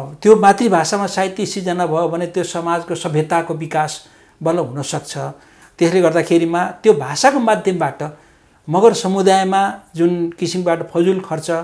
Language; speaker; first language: Nepali; non-native, local second language; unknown